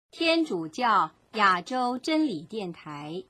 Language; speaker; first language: Chinese; native; Chinese